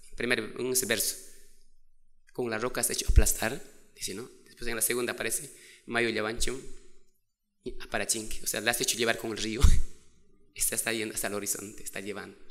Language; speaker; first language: Spanish; non-native, local second language; Quechua